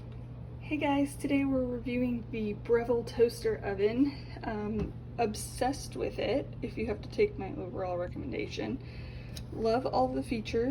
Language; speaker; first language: English; native; English